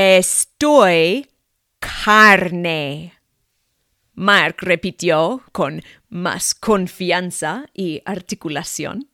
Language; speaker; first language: Spanish; non-native, fluent; English